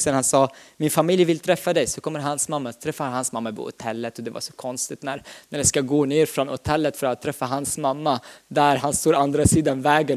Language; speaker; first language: Swedish; non-native, fluent; Arabic